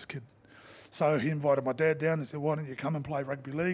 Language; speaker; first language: English; native; English